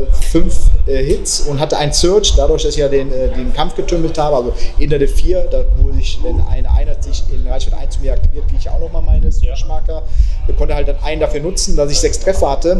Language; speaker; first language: German; native; German